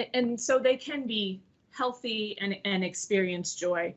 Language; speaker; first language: English; native; English